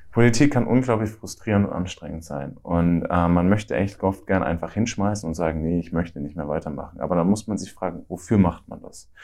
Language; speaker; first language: German; native; German